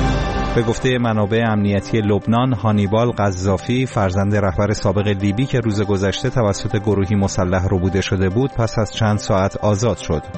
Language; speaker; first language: Persian; native; Persian